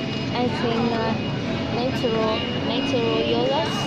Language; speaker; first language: English; non-native, learner; Vietnamese